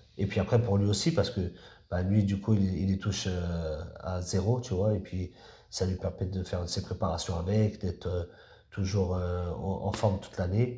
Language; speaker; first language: French; native; French